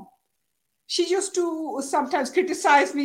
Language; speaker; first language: English; non-native, local second language; Urdu